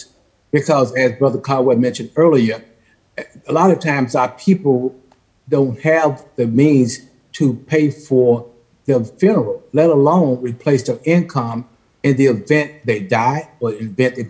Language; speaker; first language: English; native; English